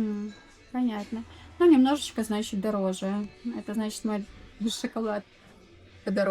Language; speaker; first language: Russian; native; Russian